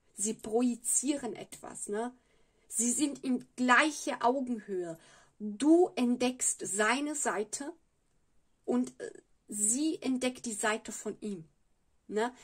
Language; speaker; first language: German; non-native, fluent; Italian